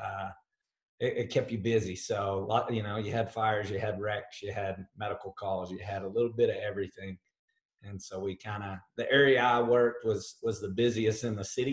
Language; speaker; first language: English; native; English